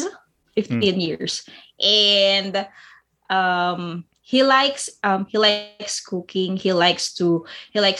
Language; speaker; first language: English; non-native, local second language; Filipino